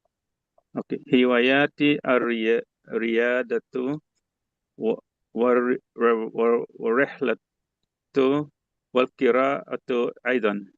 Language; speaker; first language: Arabic; non-native, learner; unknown